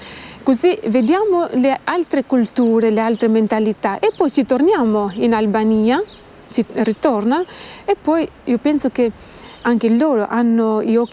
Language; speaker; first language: Italian; non-native, fluent; Albanian